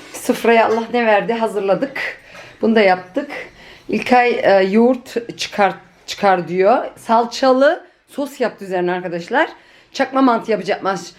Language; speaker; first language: Turkish; early bilingual, heritage; Turkish